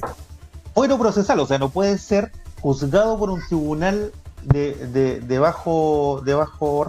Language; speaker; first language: Spanish; native; Spanish